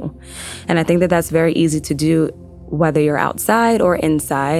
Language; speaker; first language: English; native; English